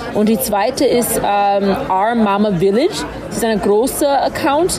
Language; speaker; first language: German; non-native, learner; English